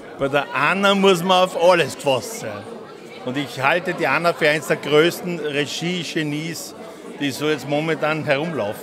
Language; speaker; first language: German; native; German